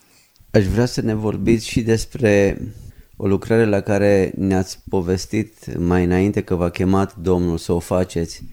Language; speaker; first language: Romanian; native; Romanian